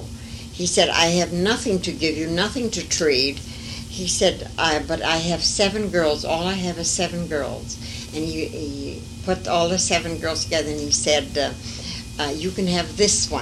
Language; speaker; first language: English; early bilingual, other home language; French